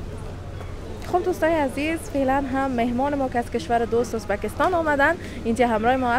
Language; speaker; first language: Persian; native; Persian